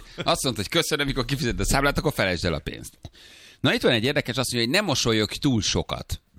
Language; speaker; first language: Hungarian; native; Hungarian